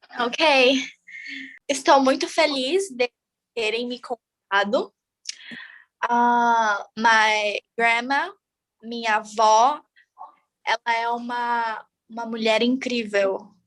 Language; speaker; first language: Portuguese; non-native, learner; English